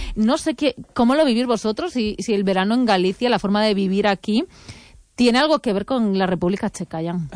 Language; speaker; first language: Spanish; native; Spanish